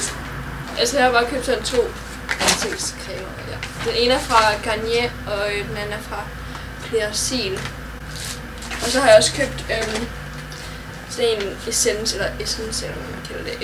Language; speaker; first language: Danish; native; Danish